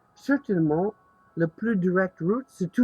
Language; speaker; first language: French; non-native, learner; English